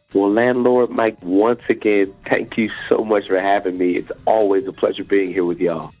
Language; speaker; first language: English; native; English